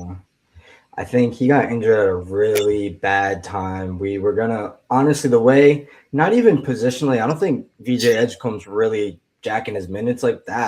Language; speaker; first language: English; native; English